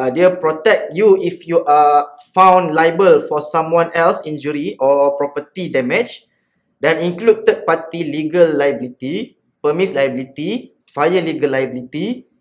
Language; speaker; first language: English; non-native, local second language; Malay